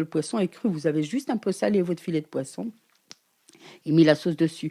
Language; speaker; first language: French; native; French